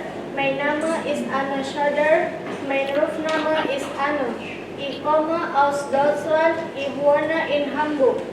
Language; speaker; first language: German; non-native, learner; Indonesian